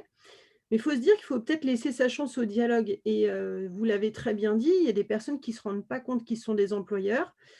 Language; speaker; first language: French; native; French